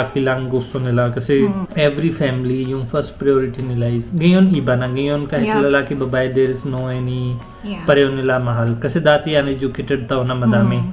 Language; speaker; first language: Filipino; non-native, learner; Punjabi